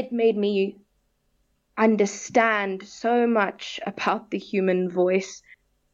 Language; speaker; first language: English; native; English